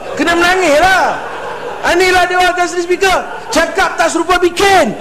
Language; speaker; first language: Malay; non-native, local second language; Tamil